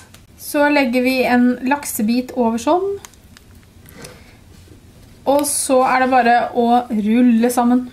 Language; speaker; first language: Norwegian; native; Norwegian